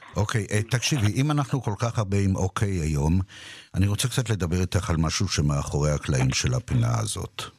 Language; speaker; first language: Hebrew; native; Hebrew